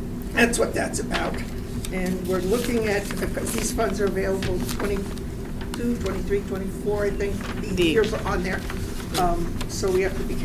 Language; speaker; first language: English; native; English